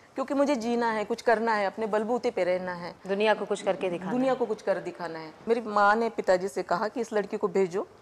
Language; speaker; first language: Hindi; non-native, local second language; Marathi